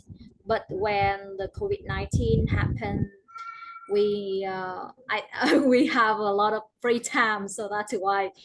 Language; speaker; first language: English; non-native, learner; Vietnamese